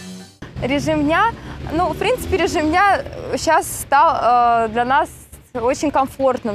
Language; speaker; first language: Russian; native; Russian